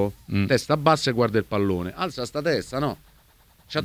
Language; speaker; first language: Italian; native; Italian